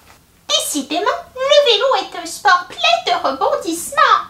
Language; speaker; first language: French; native; French